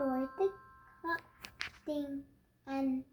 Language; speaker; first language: Vietnamese; non-native, learner; English